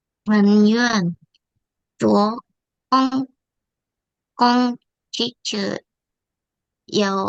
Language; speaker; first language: Chinese; non-native, learner; Indonesian